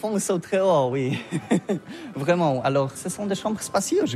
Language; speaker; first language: French; non-native, learner; Polish